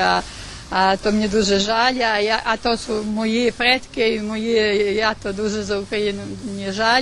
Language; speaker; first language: Ukrainian; early bilingual, heritage; Ukrainian